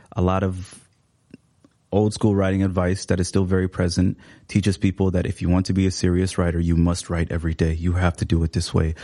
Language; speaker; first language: English; early bilingual, other home language; Somali